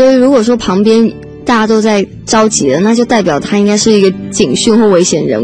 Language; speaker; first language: Chinese; native; Chinese